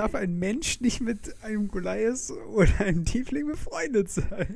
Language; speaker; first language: German; native; German